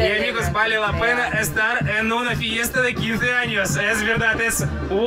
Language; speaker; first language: Spanish; non-native, fluent; Russian